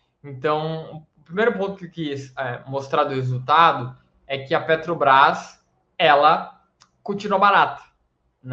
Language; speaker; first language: Portuguese; native; Portuguese